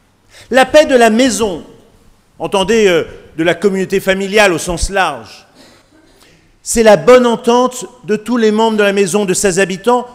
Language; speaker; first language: French; native; French